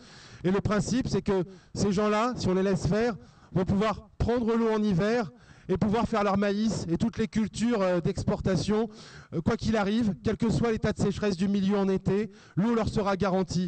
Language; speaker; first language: French; native; French